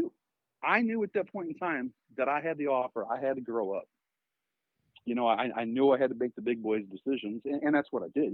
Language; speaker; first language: English; native; English